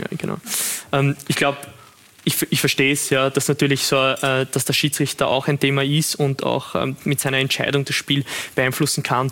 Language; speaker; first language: German; native; German